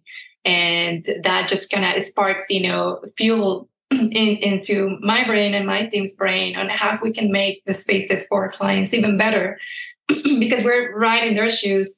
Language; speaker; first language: English; non-native, fluent; Spanish